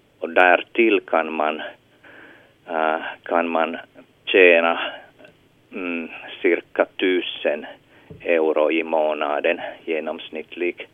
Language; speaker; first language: Swedish; non-native, local second language; Finnish